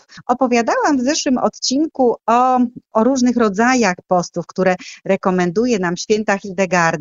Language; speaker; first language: Polish; native; Polish